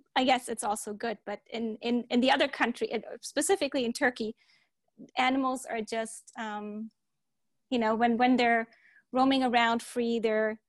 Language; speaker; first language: English; early bilingual, heritage; German